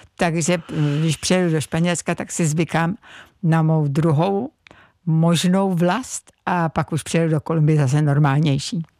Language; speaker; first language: Czech; native; Czech